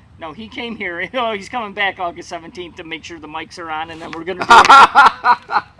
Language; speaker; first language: English; native; English